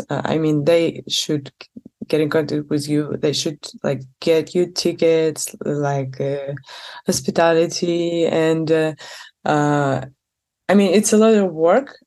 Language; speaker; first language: English; non-native, fluent; Russian